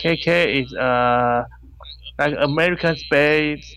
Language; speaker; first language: English; non-native, learner; Chinese